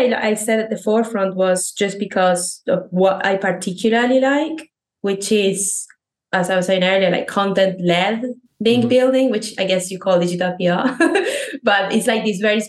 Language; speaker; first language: English; non-native, fluent; Spanish